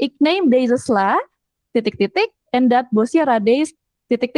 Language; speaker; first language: Dutch; non-native, fluent; Indonesian